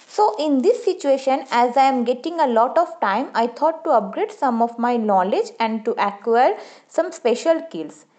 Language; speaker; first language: English; non-native, local second language; Bangla